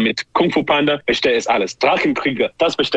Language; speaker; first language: German; non-native, learner; English